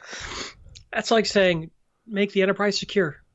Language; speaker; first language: English; native; English